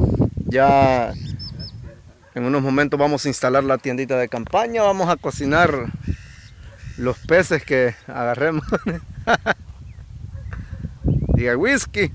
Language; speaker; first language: Spanish; native; Spanish